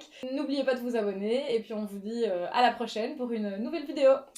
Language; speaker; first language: French; native; French